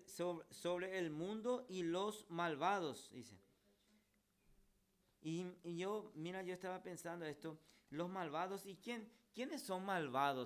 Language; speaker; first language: Spanish; native; Spanish